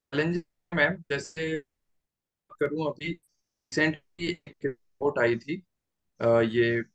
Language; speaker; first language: Hindi; native; Hindi